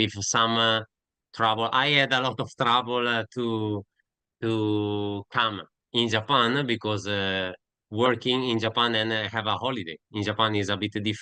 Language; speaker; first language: English; non-native, learner; Italian